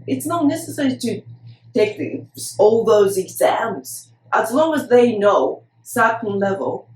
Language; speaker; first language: English; non-native, fluent; Japanese